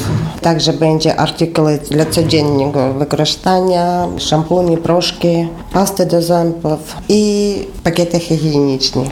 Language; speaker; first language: Polish; non-native, learner; Ukrainian